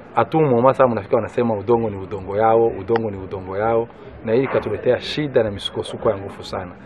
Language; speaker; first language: Swahili; non-native, local second language; Kinyarwanda